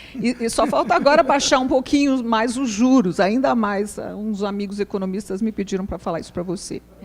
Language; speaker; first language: Portuguese; native; Portuguese